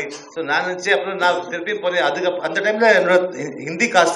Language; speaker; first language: Tamil; early bilingual, heritage; Tamil